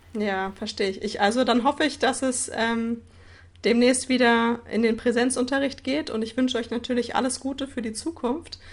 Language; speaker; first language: German; native; German